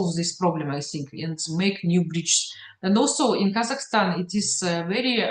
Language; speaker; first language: English; non-native, learner; Russian